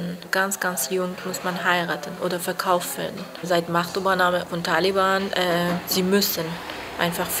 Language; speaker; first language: German; non-native, learner; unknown